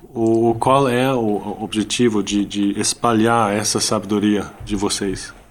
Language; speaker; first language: Portuguese; non-native, fluent; Dutch